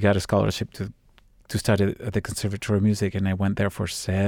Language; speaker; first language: English; non-native, fluent; Spanish